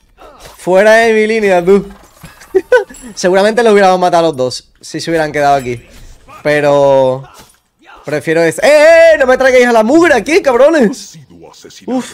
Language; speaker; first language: Spanish; native; Spanish